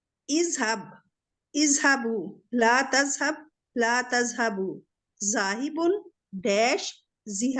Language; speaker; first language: Arabic; non-native, learner; Urdu